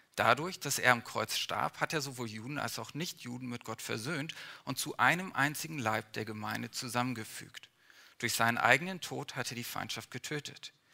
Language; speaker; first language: German; early bilingual, other home language; English